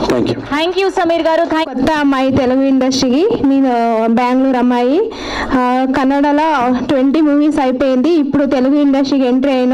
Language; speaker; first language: Telugu; non-native, learner; Kannada